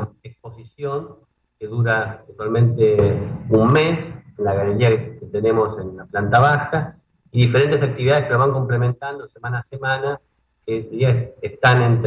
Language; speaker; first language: Spanish; native; Spanish